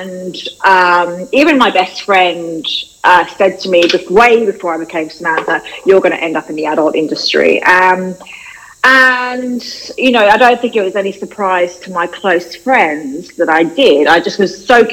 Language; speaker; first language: English; native; English